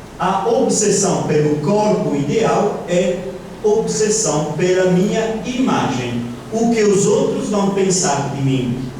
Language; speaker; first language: Portuguese; non-native, fluent; Italian